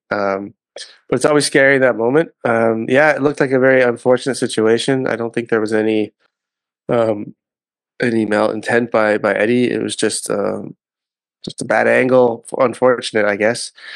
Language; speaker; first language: English; native; English